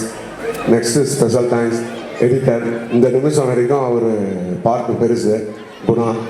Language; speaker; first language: Tamil; native; Tamil